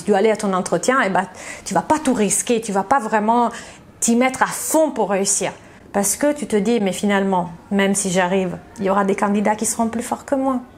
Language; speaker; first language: French; non-native, fluent; Italian